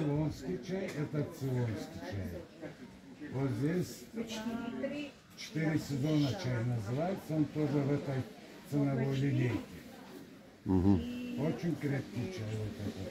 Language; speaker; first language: Russian; non-native, local second language; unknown